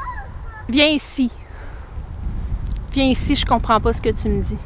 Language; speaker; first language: French; native; French